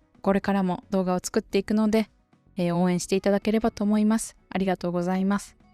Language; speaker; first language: Japanese; native; Japanese